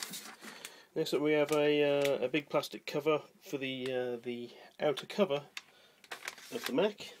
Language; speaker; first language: English; native; English